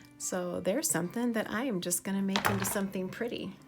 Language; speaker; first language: English; native; English